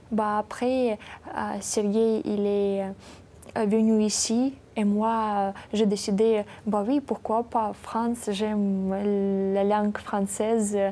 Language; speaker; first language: French; non-native, learner; Ukrainian